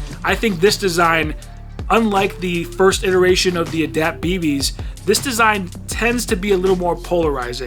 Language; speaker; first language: English; native; English